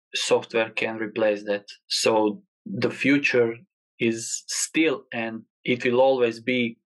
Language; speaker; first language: English; non-native, learner; Croatian